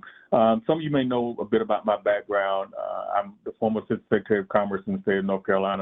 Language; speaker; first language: English; native; English